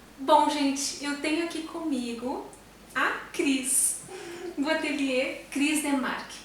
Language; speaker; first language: Portuguese; native; Portuguese